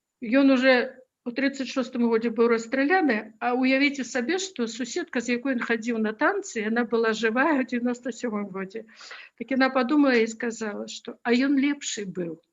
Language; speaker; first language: Belarusian; non-native, local second language; Russian